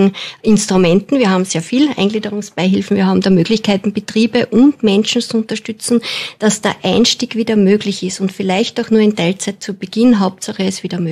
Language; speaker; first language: German; native; German